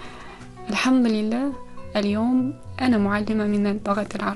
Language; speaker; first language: Arabic; non-native, fluent; Uzbek